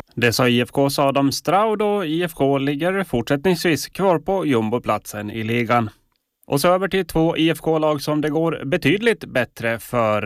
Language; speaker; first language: Swedish; native; Swedish